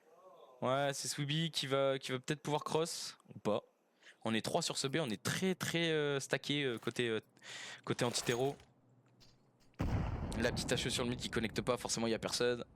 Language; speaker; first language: French; native; French